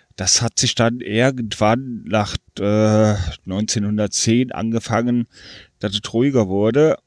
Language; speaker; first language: German; native; German